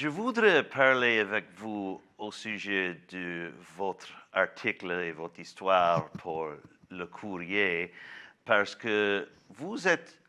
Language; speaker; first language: French; non-native, local second language; English